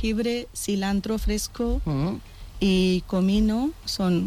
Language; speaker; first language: Spanish; non-native, learner; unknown